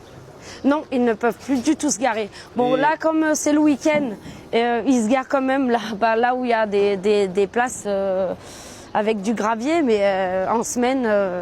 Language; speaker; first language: French; native; French